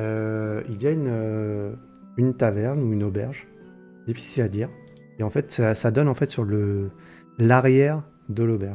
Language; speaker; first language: French; native; French